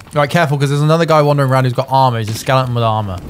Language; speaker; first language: English; native; English